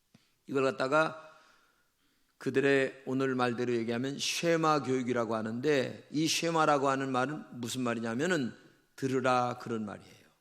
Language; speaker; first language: Korean; native; Korean